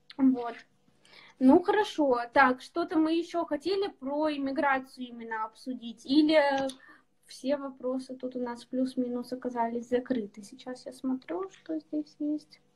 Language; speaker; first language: Russian; native; Russian